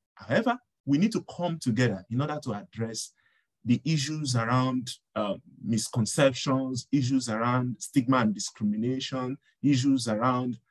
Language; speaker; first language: English; non-native, local second language; Yoruba